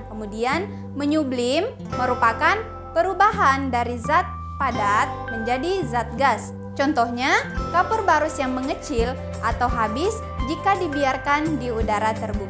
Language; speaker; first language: Malay; native; Malay